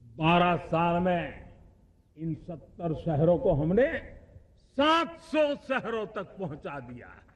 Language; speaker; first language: Hindi; non-native, local second language; Gujarati